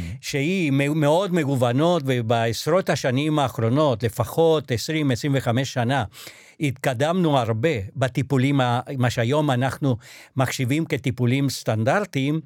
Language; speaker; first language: Hebrew; non-native, fluent; Spanish